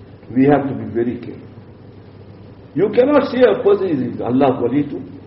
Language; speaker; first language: English; non-native, local second language; Urdu